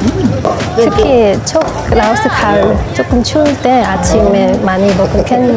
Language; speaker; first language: Korean; non-native, fluent; Lao